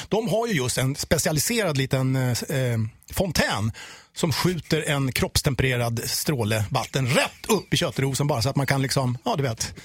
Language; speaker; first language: Swedish; native; Swedish